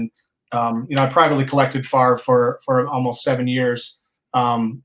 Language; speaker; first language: English; native; English